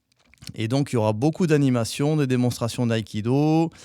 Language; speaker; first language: French; native; French